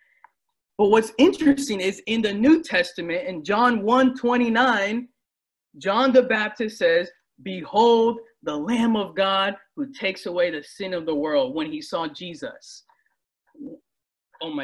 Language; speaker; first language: English; native; English